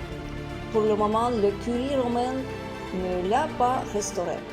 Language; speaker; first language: French; non-native, fluent; Russian